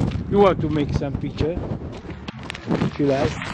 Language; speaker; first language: English; non-native, learner; Italian